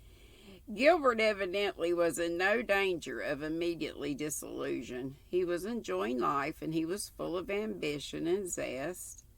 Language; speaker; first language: English; native; English